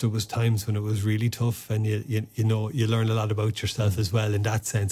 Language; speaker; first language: English; non-native, local second language; Irish